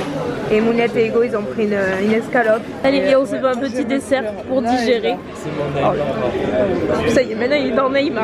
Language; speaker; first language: French; native; French